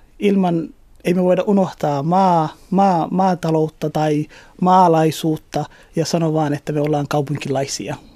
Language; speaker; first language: Finnish; early bilingual, other home language; Somali